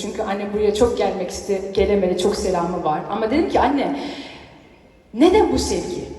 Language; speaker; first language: Turkish; early bilingual, heritage; Turkish